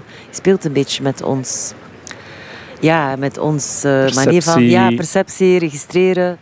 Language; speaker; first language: Dutch; native; Dutch